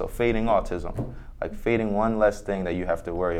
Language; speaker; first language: English; native; English